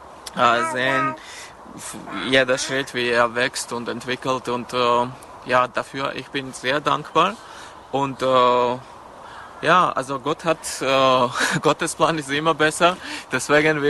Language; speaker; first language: German; non-native, learner; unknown